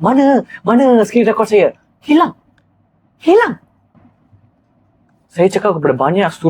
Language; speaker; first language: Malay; non-native, local second language; Tamil